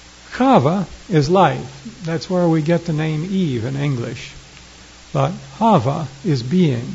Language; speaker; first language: English; native; English